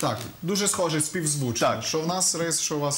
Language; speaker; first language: Ukrainian; native; Ukrainian